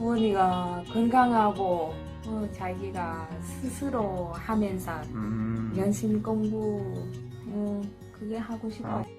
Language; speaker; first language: Korean; non-native, learner; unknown